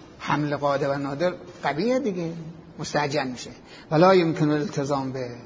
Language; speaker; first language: Persian; native; Persian